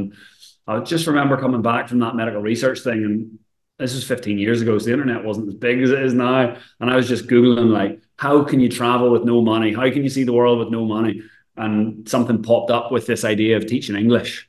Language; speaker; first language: English; native; English